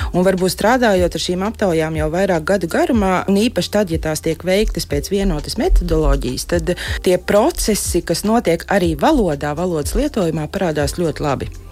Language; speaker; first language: Latvian; native; Latvian